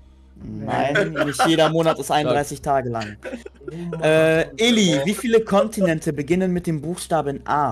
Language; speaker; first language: German; native; German